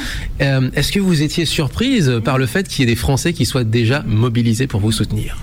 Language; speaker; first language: French; native; French